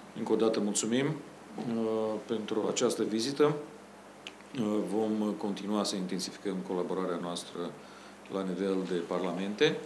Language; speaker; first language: Romanian; native; Romanian